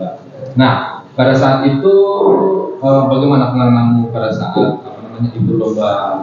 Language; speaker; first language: Indonesian; non-native, local second language; Javanese